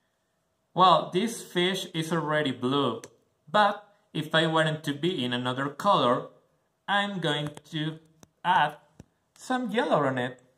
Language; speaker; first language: English; non-native, learner; Spanish